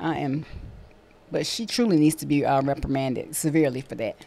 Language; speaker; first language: English; native; English